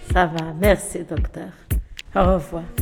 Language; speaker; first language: French; non-native, learner; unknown